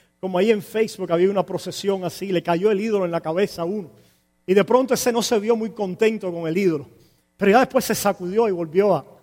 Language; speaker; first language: Spanish; native; Spanish